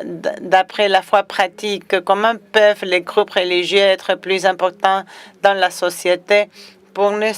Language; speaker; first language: French; non-native, fluent; Spanish